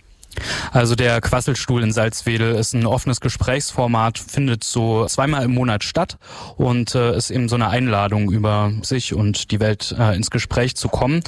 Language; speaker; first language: German; native; German